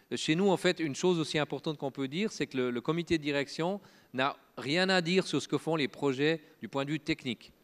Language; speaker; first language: French; native; French